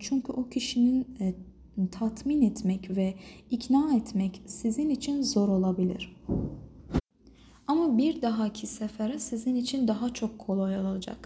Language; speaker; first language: Turkish; non-native, fluent; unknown